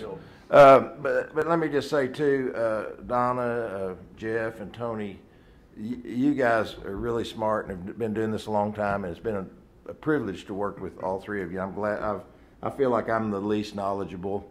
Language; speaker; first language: English; native; English